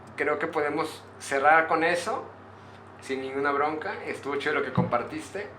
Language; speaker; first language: Spanish; native; Spanish